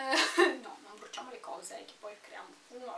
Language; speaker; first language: Italian; native; Italian